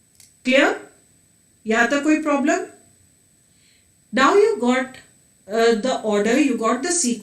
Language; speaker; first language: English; non-native, local second language; Hindi